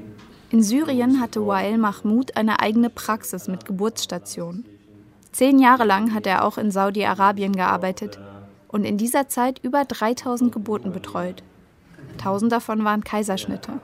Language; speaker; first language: German; native; German